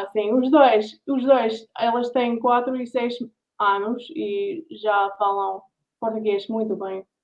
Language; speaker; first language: Portuguese; non-native, learner; English